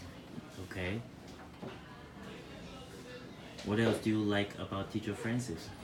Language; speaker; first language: English; non-native, fluent; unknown